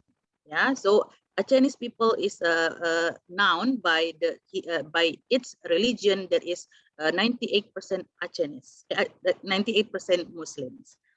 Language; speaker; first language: English; non-native, fluent; Indonesian